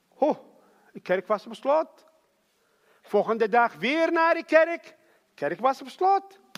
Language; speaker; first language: Dutch; non-native, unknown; Arabic